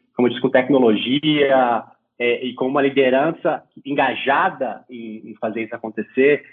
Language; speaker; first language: Portuguese; native; Portuguese